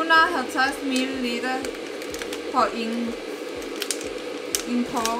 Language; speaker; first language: Danish; non-native, learner; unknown